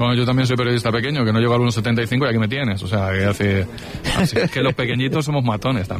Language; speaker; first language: Spanish; native; Spanish